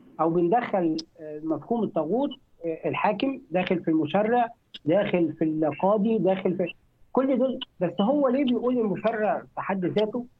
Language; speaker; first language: Arabic; native; Arabic